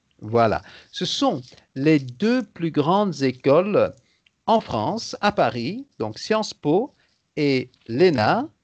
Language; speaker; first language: French; native; French